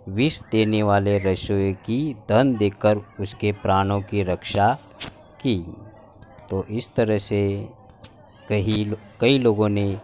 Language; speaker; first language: Hindi; non-native, local second language; Marathi